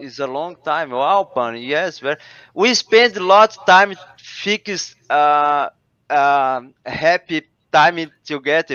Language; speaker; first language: English; non-native, learner; Portuguese